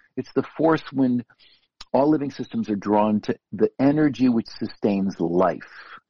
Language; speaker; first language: English; native; English